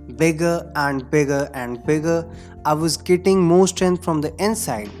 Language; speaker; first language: English; non-native, local second language; Hindi